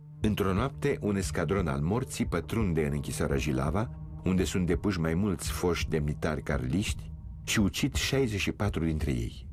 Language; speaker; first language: Romanian; native; Romanian